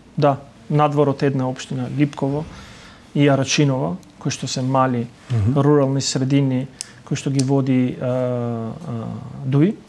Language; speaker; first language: Macedonian; non-native, local second language; Albanian